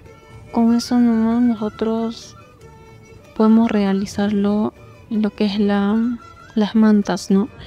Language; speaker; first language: Spanish; non-native, local second language; Quechua